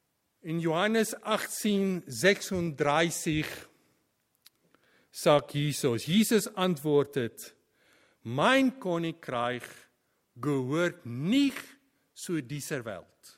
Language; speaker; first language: German; non-native, fluent; Afrikaans